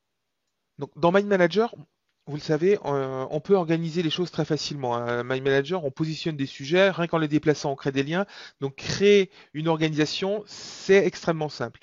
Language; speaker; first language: French; native; French